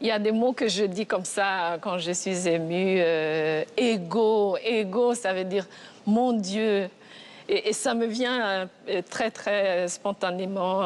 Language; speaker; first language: French; non-native, local second language; Kinyarwanda